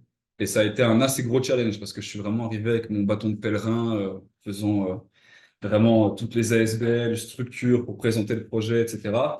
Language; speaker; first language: French; native; French